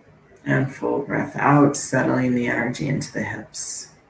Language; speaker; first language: English; native; English